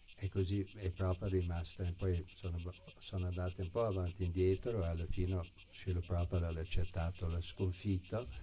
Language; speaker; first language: Italian; non-native, fluent; English